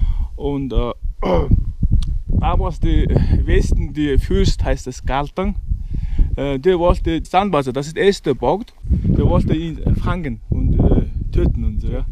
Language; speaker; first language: German; non-native, learner; Mongolian